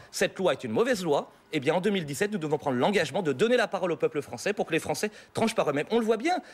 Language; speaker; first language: French; native; French